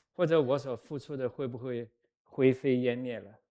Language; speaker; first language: Chinese; native; Chinese